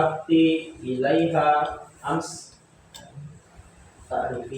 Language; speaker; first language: Arabic; non-native, learner; Indonesian